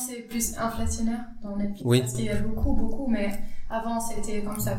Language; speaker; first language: French; non-native, learner; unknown